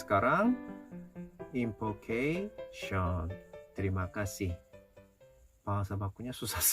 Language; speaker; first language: Indonesian; non-native, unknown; Korean